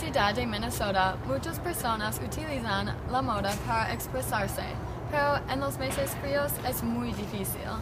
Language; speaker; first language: Spanish; non-native, learner; English